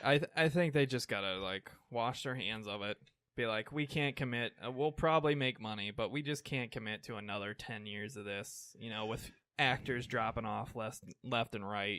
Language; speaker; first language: English; native; English